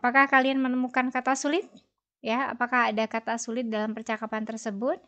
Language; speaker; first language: Indonesian; native; Indonesian